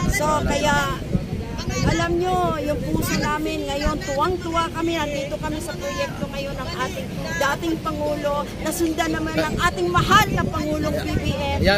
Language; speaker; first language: Filipino; non-native, local second language; Cebuano